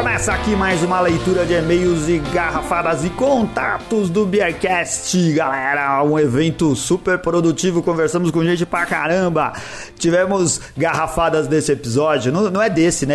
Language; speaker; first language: Portuguese; native; Portuguese